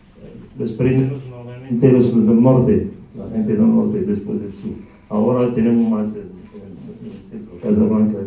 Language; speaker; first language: Spanish; non-native, fluent; Arabic